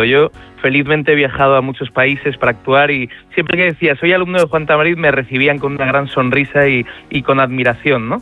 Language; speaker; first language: Spanish; native; Spanish